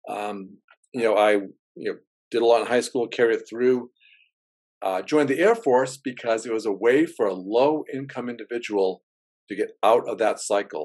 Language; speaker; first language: English; native; English